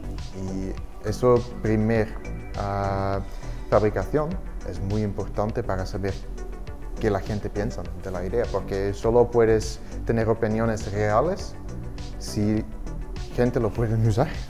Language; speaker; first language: Spanish; non-native, fluent; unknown